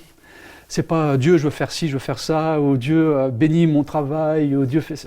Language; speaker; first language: French; native; French